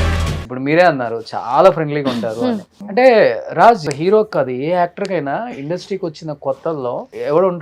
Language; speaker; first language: Telugu; native; Telugu